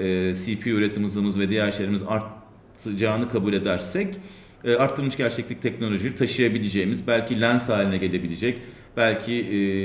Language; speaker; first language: Turkish; native; Turkish